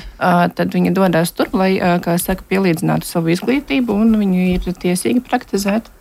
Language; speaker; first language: Latvian; non-native, local second language; Russian